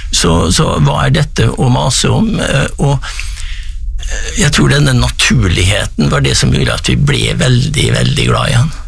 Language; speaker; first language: Norwegian; native; Norwegian